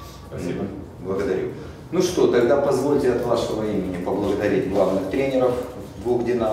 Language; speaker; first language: Russian; native; Russian